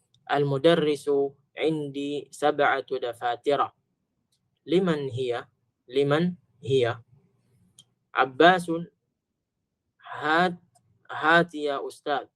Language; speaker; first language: Arabic; non-native, fluent; Filipino